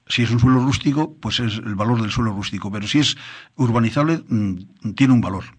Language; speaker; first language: Spanish; non-native, local second language; Galician